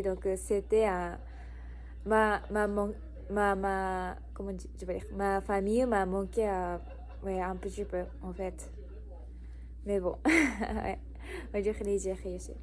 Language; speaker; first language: French; non-native, learner; Japanese